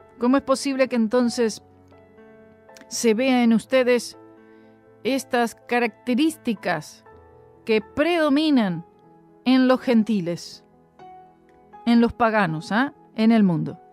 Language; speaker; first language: Spanish; native; Spanish